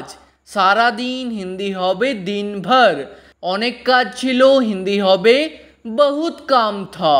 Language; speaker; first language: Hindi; non-native, fluent; Bangla